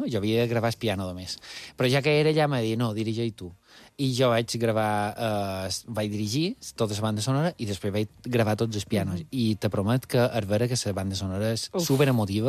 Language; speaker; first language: Catalan; native; Catalan